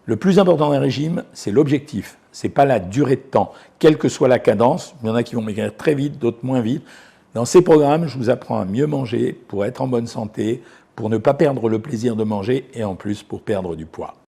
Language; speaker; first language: French; native; French